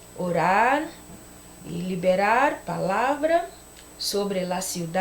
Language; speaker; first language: Spanish; non-native, learner; Portuguese